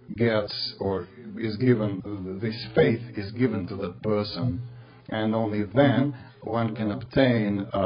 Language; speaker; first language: English; non-native, fluent; Latvian